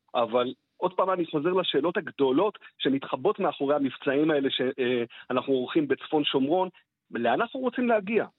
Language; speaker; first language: Hebrew; native; Hebrew